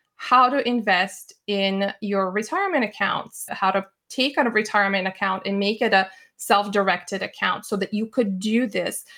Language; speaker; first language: English; non-native, fluent; Bulgarian